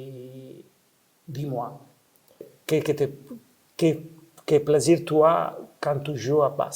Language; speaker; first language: French; non-native, fluent; Italian